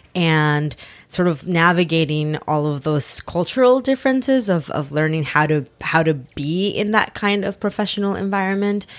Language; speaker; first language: English; early bilingual, other home language; Spanish